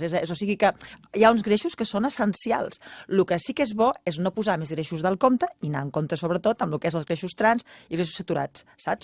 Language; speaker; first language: Catalan; native; Catalan